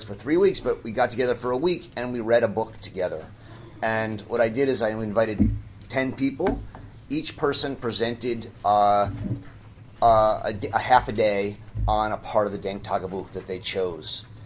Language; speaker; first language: English; native; English